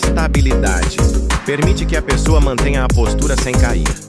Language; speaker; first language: Portuguese; native; Portuguese